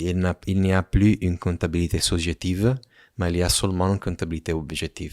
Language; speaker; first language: French; non-native, fluent; Italian